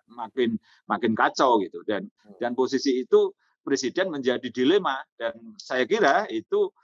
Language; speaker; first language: Indonesian; native; Indonesian